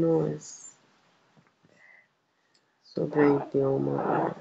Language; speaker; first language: Spanish; non-native, learner; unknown